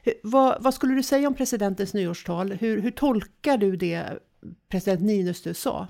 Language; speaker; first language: Swedish; native; Swedish